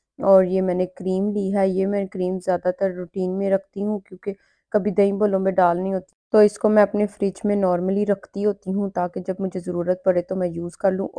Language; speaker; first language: Urdu; native; Urdu